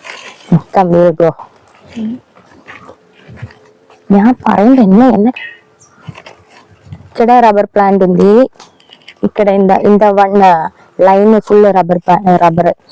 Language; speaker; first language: Telugu; non-native, learner; Malayalam